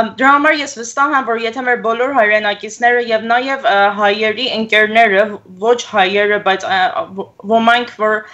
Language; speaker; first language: Armenian; early bilingual, heritage; Armenian